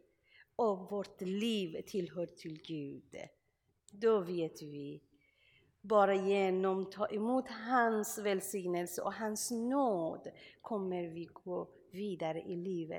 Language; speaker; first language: Swedish; non-native, learner; Persian